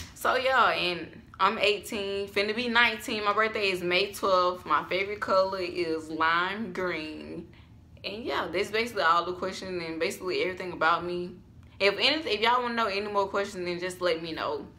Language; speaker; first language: English; native; English